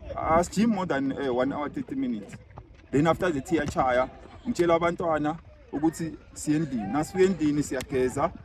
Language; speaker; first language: Zulu; native; Zulu